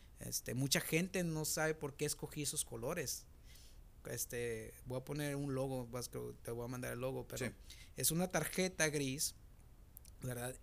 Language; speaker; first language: Spanish; native; Spanish